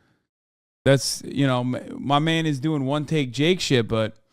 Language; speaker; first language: English; native; English